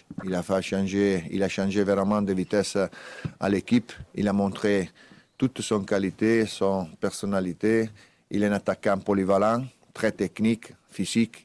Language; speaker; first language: French; non-native, fluent; Italian